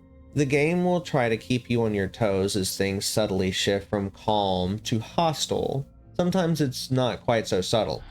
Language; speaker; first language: English; native; English